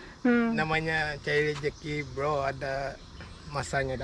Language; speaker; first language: Malay; native; Malay